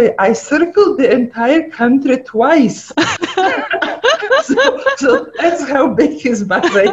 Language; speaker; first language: English; non-native, fluent; Polish